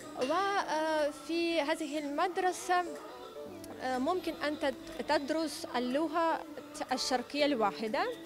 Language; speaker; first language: Arabic; non-native, fluent; Ukrainian